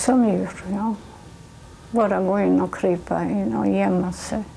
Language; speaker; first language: Swedish; non-native, fluent; Polish